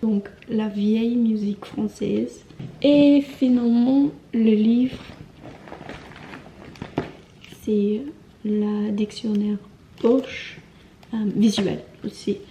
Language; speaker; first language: French; non-native, learner; English